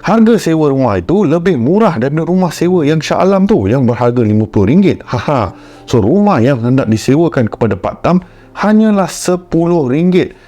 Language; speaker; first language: Malay; native; Malay